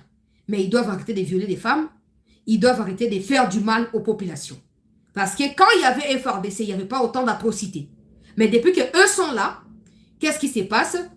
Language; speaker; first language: French; non-native, local second language; Lingala